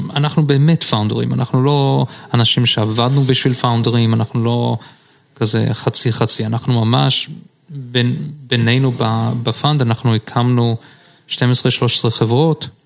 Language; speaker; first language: Hebrew; early bilingual, heritage; Hebrew